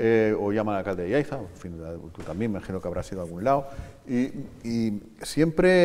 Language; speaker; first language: Spanish; native; Spanish